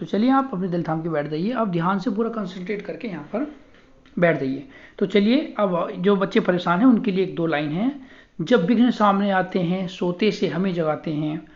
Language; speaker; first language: Hindi; native; Hindi